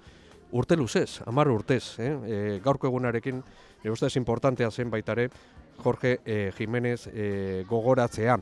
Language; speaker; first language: Basque; native; Basque